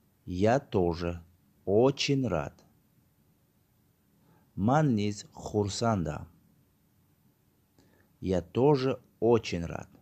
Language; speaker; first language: Russian; non-native, learner; Tajik